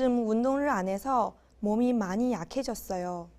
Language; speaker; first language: Korean; non-native, learner; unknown